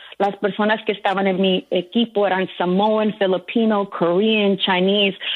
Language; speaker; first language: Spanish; early bilingual, heritage; Spanish